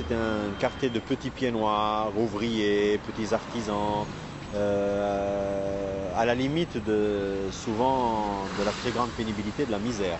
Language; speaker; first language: French; non-native, local second language; Arabic